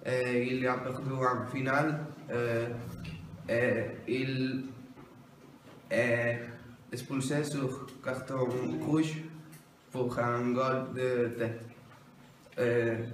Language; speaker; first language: French; non-native, learner; Spanish